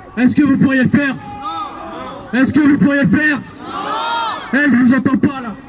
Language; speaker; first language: French; native; French